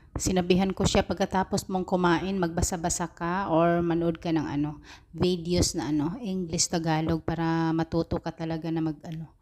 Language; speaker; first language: Filipino; non-native, local second language; Cebuano